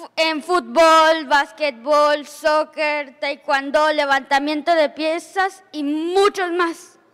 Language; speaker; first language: Spanish; native; Spanish